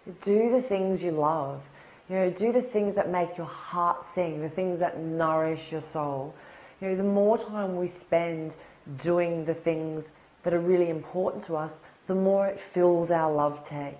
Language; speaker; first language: English; native; English